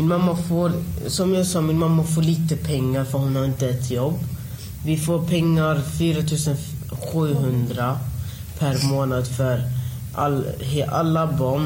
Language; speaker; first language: Swedish; early bilingual, other home language; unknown